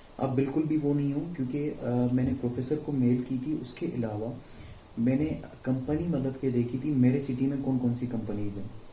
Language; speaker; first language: Urdu; non-native, local second language; Sindhi